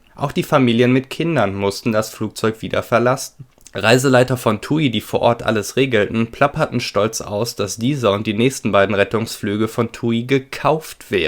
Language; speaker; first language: German; native; German